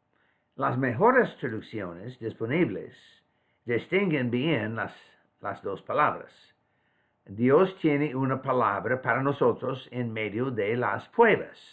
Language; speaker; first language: Spanish; non-native, fluent; English